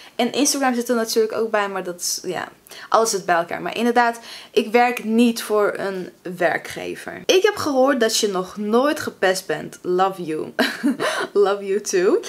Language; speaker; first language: Dutch; early bilingual, other home language; Russian